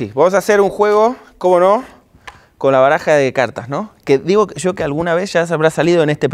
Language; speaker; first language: Spanish; native; Spanish